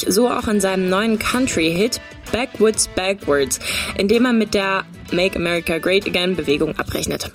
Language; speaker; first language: German; native; German